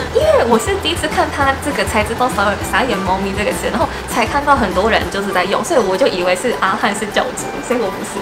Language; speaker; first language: Chinese; non-native, fluent; Japanese